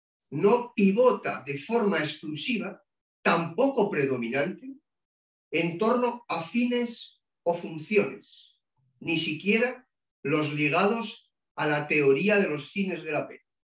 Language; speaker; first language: Spanish; native; Spanish